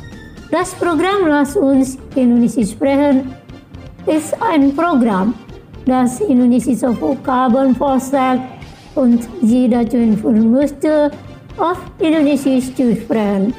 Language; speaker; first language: German; non-native, learner; Indonesian